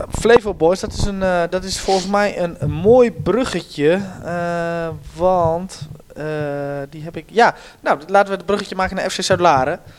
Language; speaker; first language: Dutch; native; Dutch